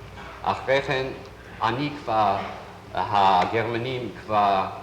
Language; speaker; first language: Hebrew; non-native, learner; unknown